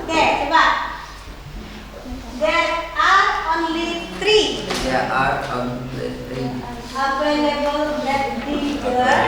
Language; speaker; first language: English; non-native, learner; Indonesian